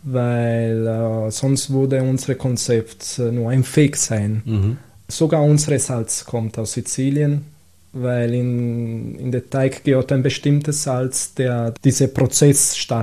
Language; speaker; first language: German; non-native, fluent; Italian